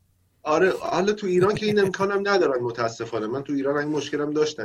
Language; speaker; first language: Persian; native; Persian